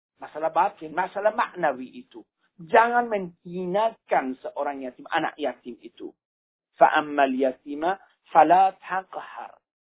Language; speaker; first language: Indonesian; non-native, fluent; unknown